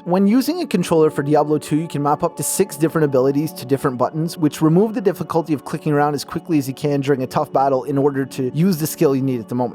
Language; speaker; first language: English; native; English